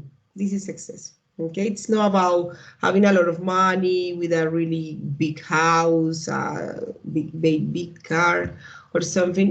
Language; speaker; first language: English; non-native, learner; Spanish